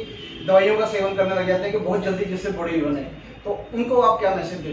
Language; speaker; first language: Hindi; native; Hindi